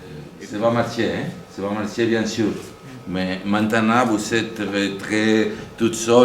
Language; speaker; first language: French; non-native, fluent; Spanish